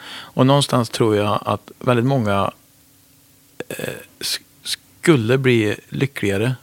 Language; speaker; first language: Swedish; native; Swedish